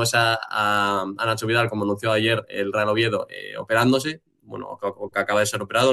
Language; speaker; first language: Spanish; native; Spanish